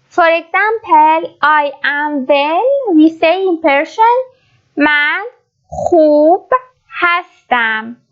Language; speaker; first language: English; non-native, learner; Persian